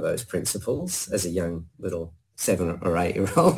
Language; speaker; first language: English; native; English